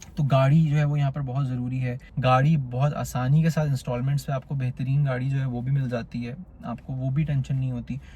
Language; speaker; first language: Urdu; native; Urdu